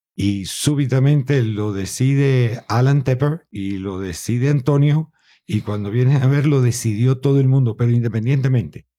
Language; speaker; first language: Spanish; native; Spanish